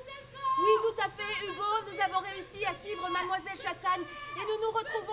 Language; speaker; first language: French; native; French